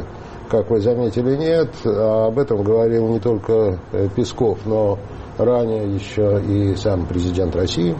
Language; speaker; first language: Russian; native; Russian